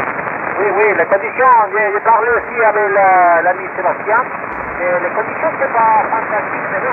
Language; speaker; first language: French; non-native, learner; Spanish